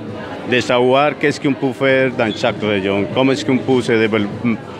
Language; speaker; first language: French; non-native, fluent; Spanish